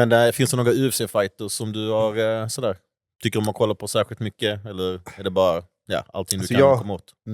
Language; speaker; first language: Swedish; native; Swedish